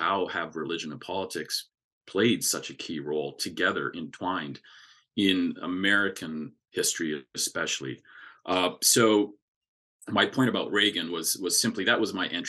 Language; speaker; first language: English; native; English